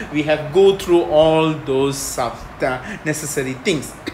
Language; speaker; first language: English; non-native, local second language; Malay